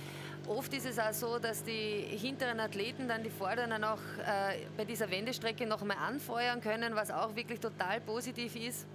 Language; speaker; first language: German; native; German